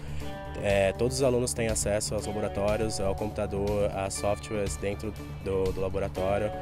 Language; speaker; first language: Portuguese; native; Portuguese